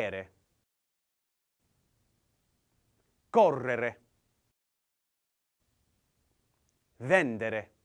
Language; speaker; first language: Italian; non-native, learner; English